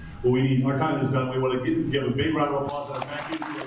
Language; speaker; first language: English; native; English